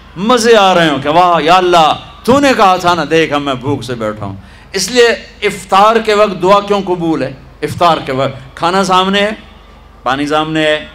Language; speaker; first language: Urdu; non-native, local second language; Punjabi